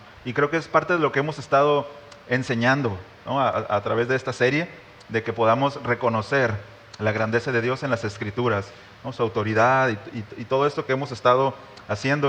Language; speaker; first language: Spanish; native; Spanish